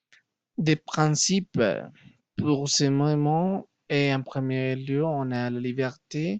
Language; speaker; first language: French; non-native, learner; Spanish